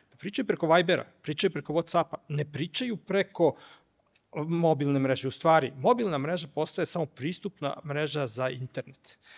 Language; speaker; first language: Serbian; native; Serbian